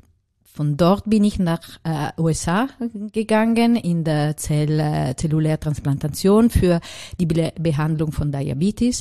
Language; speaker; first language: German; non-native, learner; Italian